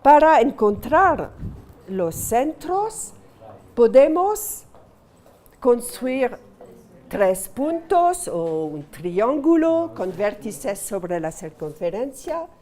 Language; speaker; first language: Spanish; non-native, fluent; French